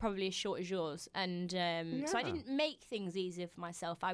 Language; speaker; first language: English; native; English